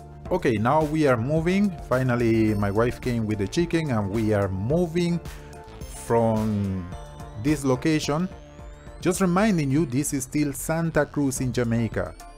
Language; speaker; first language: English; non-native, fluent; Spanish